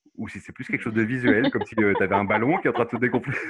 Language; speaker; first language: French; native; French